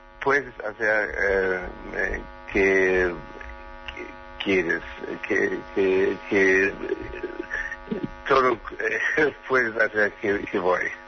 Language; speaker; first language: Spanish; non-native, learner; German